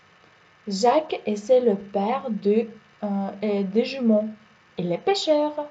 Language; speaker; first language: French; non-native, fluent; Uzbek